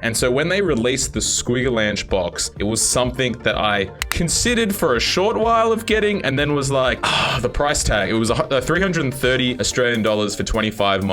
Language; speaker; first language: English; native; English